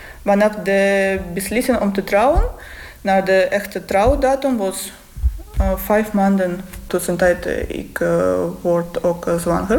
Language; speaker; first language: Dutch; non-native, learner; Russian